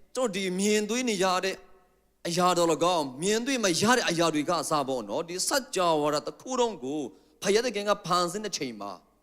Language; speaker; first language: Burmese; non-native, local second language; Tedim Chin